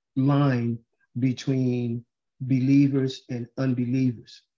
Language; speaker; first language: English; native; English